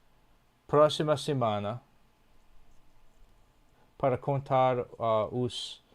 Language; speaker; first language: Portuguese; non-native, learner; English